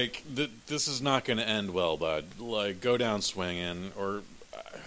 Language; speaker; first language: English; native; English